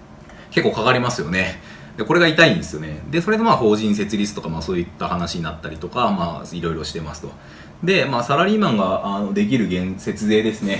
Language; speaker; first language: Japanese; native; Japanese